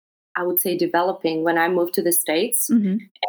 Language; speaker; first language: English; non-native, fluent; Greek